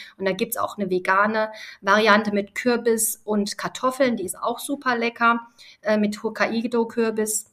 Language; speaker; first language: German; early bilingual, other home language; Italian